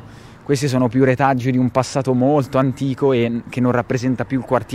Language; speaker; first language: Italian; native; Italian